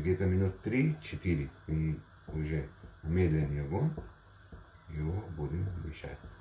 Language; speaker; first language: Russian; non-native, learner; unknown